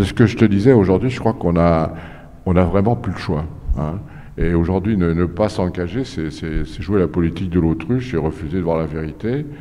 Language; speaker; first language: French; native; French